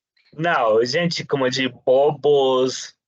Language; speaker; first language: Spanish; non-native, learner; Portuguese